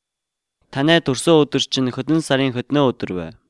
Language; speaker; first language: Mongolian; native; Mongolian